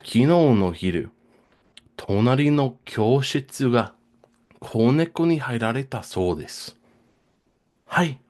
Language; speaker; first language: Japanese; non-native, fluent; English